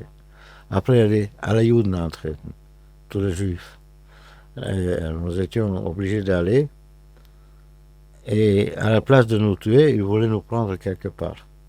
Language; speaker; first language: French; non-native, fluent; Hungarian